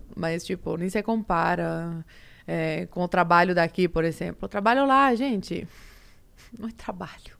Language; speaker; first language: Portuguese; early bilingual, other home language; Spanish